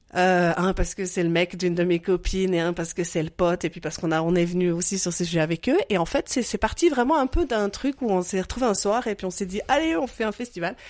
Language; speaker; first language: French; native; French